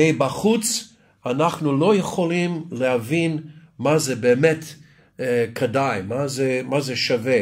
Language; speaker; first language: Hebrew; non-native, fluent; English